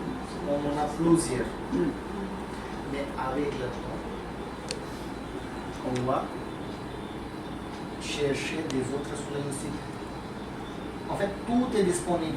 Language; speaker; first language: French; non-native, learner; Hindi